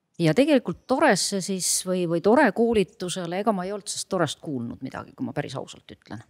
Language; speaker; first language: Estonian; native; Estonian